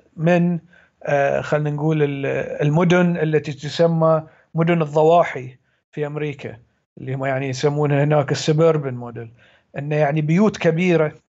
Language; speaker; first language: Arabic; native; Arabic